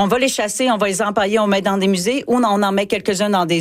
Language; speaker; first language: French; native; French